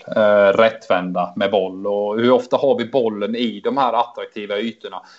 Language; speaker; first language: Swedish; native; Swedish